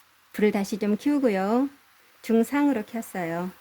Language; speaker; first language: Korean; native; Korean